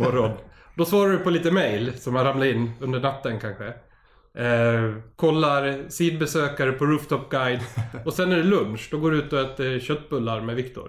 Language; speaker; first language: Swedish; native; Swedish